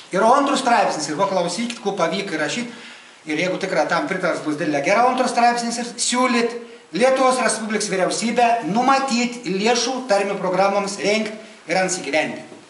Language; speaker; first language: Lithuanian; native; Lithuanian